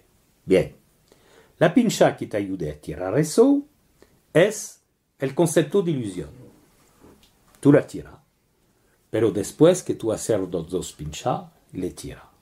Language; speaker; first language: Spanish; non-native, learner; French